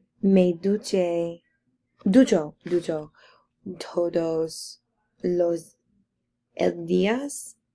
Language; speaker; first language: Spanish; non-native, learner; English